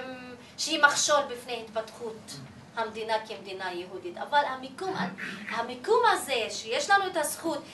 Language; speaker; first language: Hebrew; non-native, local second language; Arabic